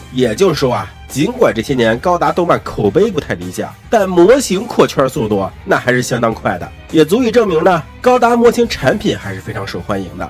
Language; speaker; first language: Chinese; native; Chinese